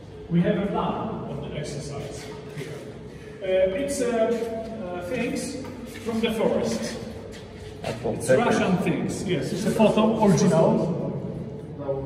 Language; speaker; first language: English; non-native, learner; Polish